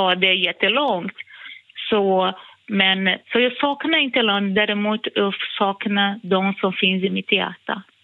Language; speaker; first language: Swedish; non-native, fluent; Portuguese